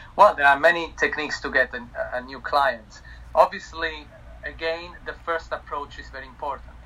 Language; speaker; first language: English; non-native, fluent; Italian